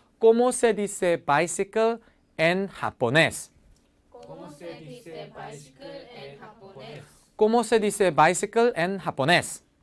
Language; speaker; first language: Spanish; non-native, fluent; Korean